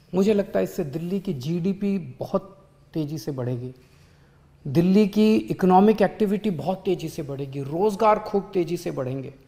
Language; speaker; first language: Hindi; native; Hindi